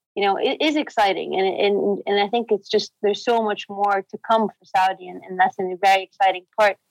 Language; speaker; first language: English; non-native, fluent; Arabic